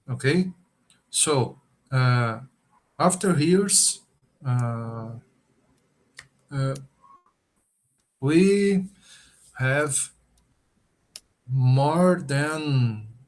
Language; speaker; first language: English; non-native, learner; Portuguese